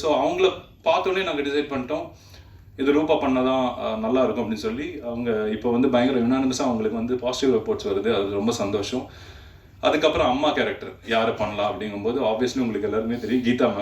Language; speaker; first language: Tamil; native; Tamil